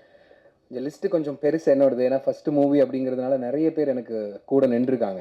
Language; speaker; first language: Tamil; native; Tamil